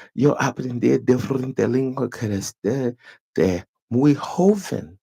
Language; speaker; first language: Spanish; non-native, learner; English